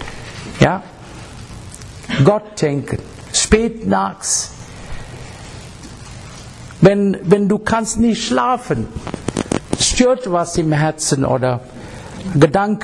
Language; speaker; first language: German; non-native, learner; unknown